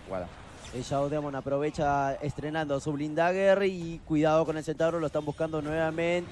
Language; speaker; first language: Spanish; native; Spanish